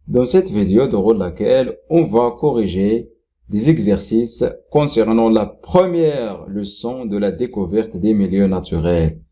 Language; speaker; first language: French; non-native, local second language; Arabic